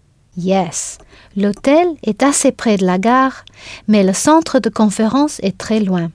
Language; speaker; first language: French; non-native, fluent; English